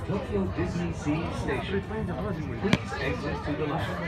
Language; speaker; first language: English; native; English